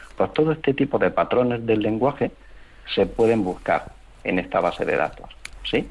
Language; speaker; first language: Spanish; native; Spanish